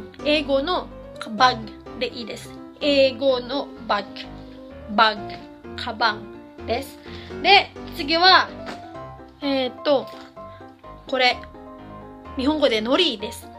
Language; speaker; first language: Japanese; non-native, fluent; Filipino